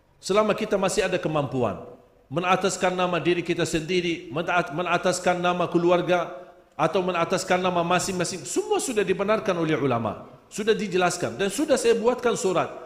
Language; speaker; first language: Malay; non-native, fluent; Arabic